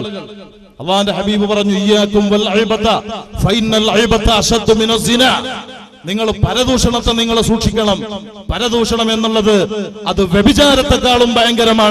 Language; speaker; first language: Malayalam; native; Malayalam